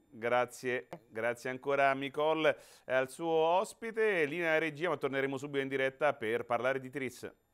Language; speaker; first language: Italian; native; Italian